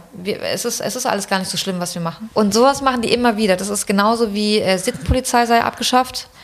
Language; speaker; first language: German; early bilingual, other home language; Persian